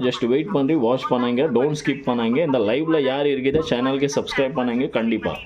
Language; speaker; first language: Tamil; non-native, local second language; Malayalam